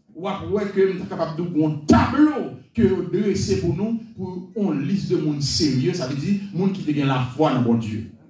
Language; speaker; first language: French; non-native, local second language; Haitian Creole